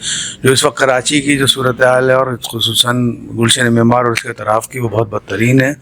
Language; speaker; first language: Urdu; native; Urdu